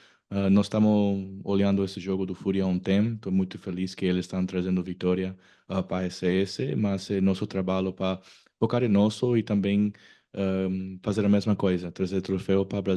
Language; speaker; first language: Portuguese; non-native, learner; English